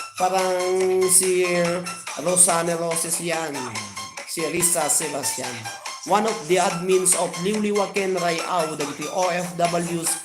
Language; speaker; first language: Filipino; non-native, local second language; Iloko